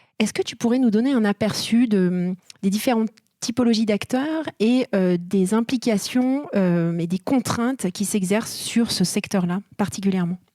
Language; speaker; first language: French; native; French